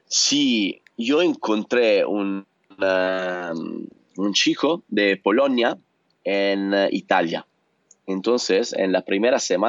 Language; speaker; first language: Spanish; non-native, learner; Italian